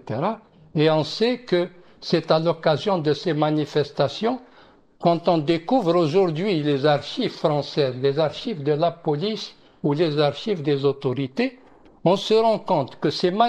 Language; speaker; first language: French; non-native, local second language; Arabic